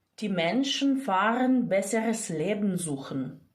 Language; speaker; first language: German; non-native, fluent; Ukrainian